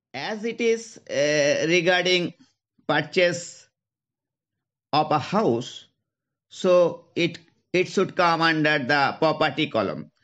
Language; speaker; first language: English; non-native, local second language; Bangla